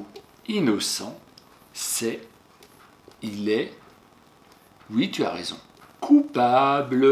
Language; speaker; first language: French; native; French